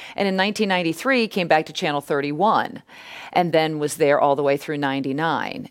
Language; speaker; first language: English; native; English